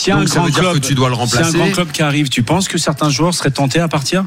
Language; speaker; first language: French; native; French